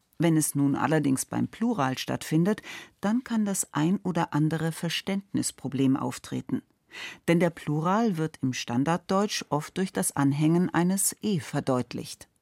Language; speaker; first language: German; native; German